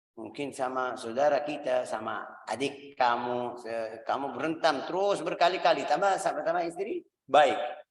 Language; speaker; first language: Indonesian; non-native, fluent; Arabic